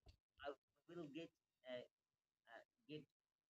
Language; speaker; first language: English; non-native, learner; Bangla